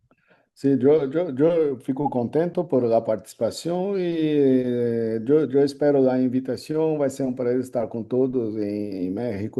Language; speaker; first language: Spanish; non-native, learner; Portuguese